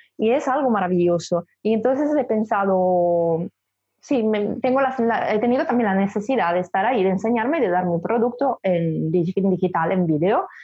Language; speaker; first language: Spanish; non-native, fluent; Italian